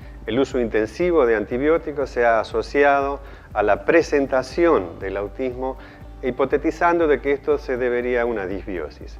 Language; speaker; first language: Spanish; native; Spanish